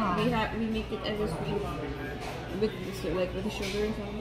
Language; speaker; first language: English; early bilingual, other home language; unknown